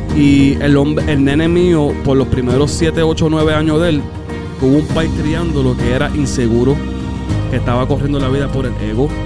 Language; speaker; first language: Spanish; early bilingual, heritage; Spanish